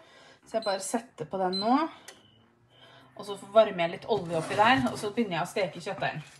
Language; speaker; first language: Norwegian; native; Norwegian